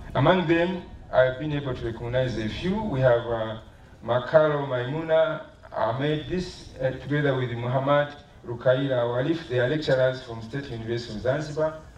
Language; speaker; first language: English; non-native, local second language; Swahili